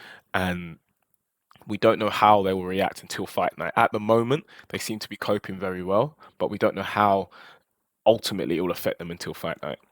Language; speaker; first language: English; native; English